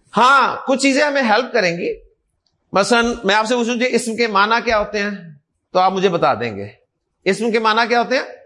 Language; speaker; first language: Urdu; native; Urdu